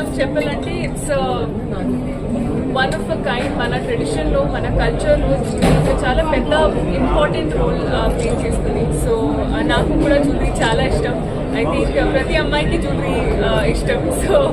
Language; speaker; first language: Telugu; non-native, learner; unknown